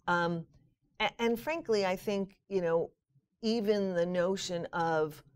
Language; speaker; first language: English; native; English